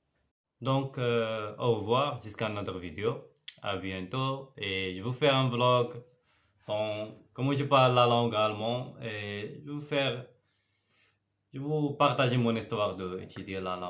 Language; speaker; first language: French; non-native, learner; Arabic